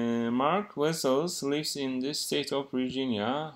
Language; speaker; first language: English; non-native, fluent; Turkish